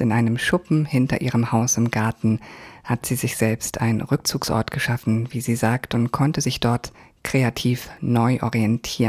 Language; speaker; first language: German; native; German